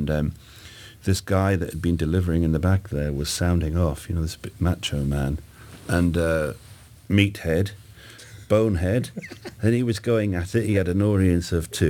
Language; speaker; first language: English; native; English